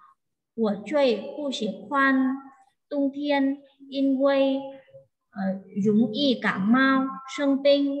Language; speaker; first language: Chinese; non-native, learner; Vietnamese